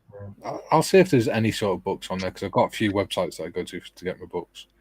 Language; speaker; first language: English; native; English